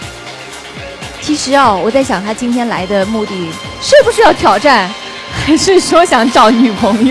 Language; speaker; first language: Chinese; native; Chinese